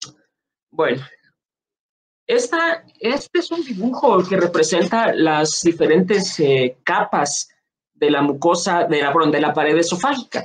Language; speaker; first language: Spanish; native; Spanish